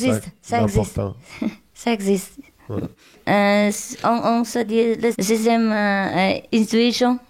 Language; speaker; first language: French; non-native, learner; Chinese